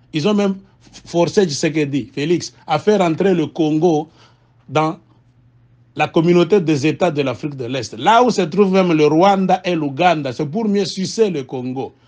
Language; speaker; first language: French; non-native, local second language; Swahili